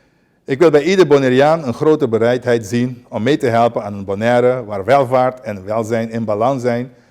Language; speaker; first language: Dutch; non-native, local second language; Papiamento